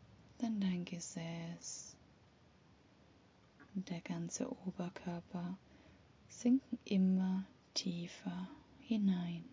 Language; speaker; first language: German; native; German